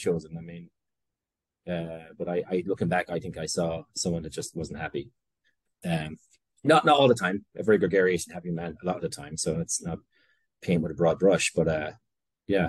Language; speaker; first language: English; native; English